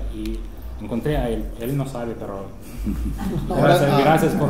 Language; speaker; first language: Spanish; non-native, fluent; Russian